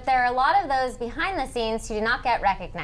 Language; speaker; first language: English; native; English